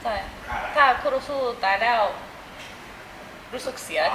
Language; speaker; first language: Thai; non-native, learner; English